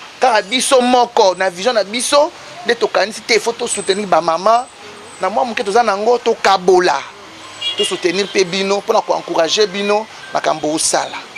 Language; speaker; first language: Lingala; non-native, local second language; Kongo